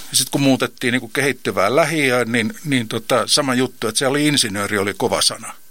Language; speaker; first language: Finnish; native; Finnish